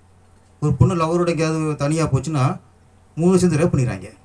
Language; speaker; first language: Tamil; native; Tamil